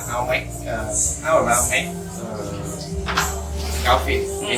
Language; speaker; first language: English; non-native, learner; Vietnamese